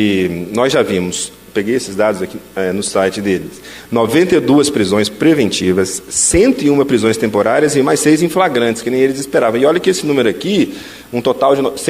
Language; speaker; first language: Portuguese; native; Portuguese